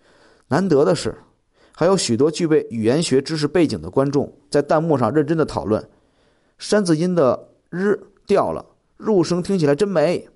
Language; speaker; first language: Chinese; native; Chinese